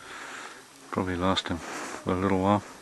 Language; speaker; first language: English; native; English